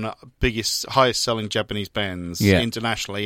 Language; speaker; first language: English; native; English